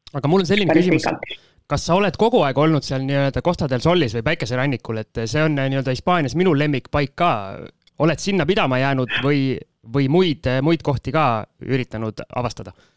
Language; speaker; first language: Estonian; native; Estonian